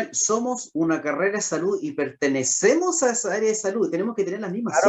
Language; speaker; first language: Spanish; native; Spanish